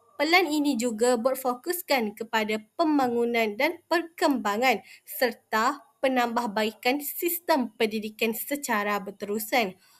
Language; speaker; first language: Malay; native; Malay